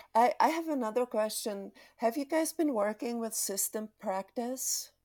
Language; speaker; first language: English; non-native, fluent; Czech